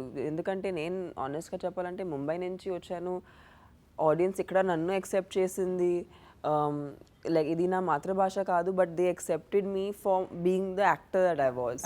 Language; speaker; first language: Telugu; non-native, fluent; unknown